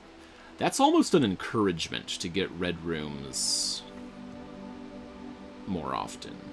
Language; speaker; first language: English; native; English